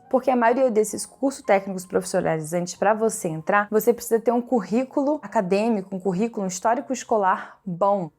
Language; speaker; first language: Portuguese; native; Portuguese